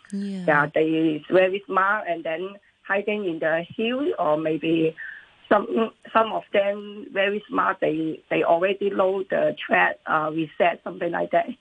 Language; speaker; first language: English; non-native, local second language; Cantonese